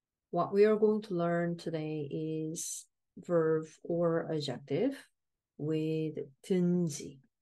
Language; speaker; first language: English; non-native, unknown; Korean